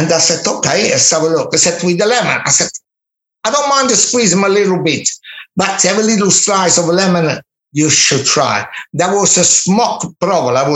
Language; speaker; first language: English; non-native, fluent; Italian